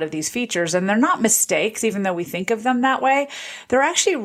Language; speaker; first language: English; native; English